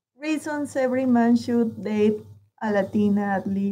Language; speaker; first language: English; non-native, learner; Spanish